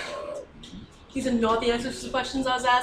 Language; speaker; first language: English; native; English